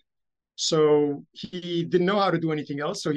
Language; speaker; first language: English; early bilingual, other home language; Romanian